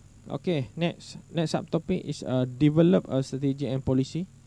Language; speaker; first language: English; non-native, local second language; Malay